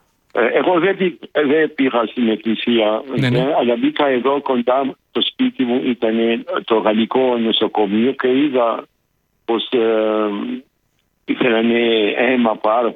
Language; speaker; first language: Greek; non-native, local second language; Arabic